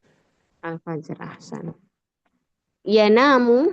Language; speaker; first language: Arabic; non-native, fluent; Indonesian